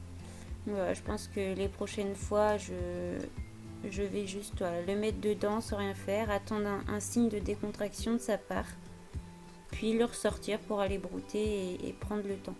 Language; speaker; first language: French; native; French